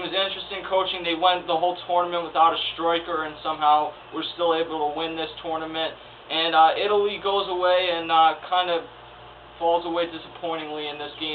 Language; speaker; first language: English; native; English